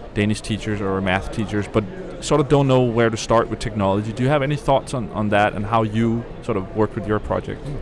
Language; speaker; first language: English; non-native, fluent; Danish